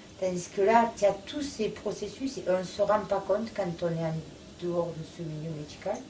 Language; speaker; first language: French; native; French